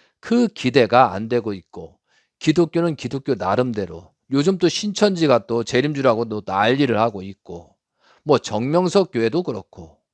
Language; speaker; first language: Korean; native; Korean